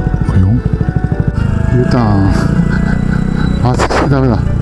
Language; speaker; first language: Japanese; native; Japanese